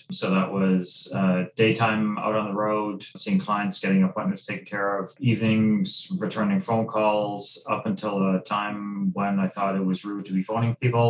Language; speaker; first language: English; native; English